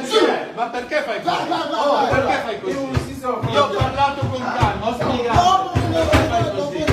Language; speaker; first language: Italian; non-native, fluent; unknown